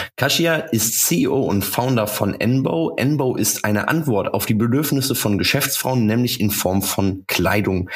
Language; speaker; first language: German; native; German